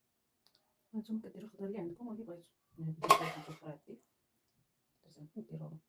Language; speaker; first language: Arabic; native; Arabic